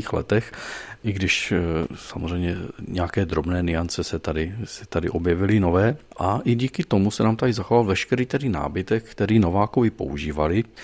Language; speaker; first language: Czech; native; Czech